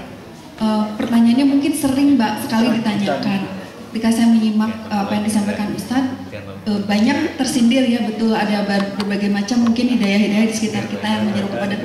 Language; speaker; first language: Indonesian; native; Indonesian